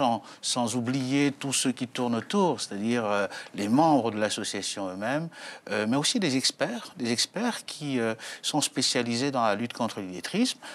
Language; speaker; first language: French; native; French